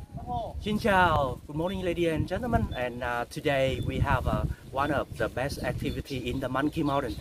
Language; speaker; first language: English; non-native, local second language; Vietnamese